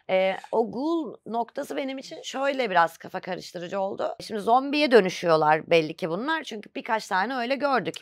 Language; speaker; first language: Turkish; native; Turkish